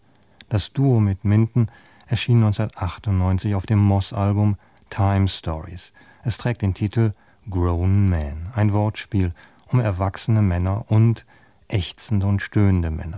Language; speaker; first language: German; native; German